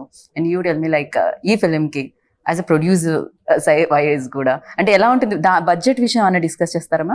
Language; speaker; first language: Telugu; native; Telugu